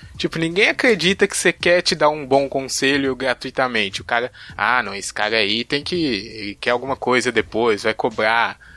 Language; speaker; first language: Portuguese; native; Portuguese